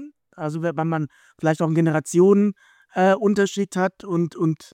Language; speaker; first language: German; native; German